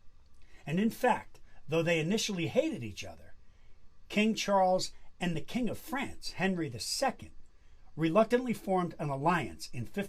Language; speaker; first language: English; native; English